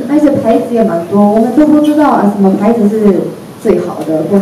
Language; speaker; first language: Chinese; non-native, fluent; Japanese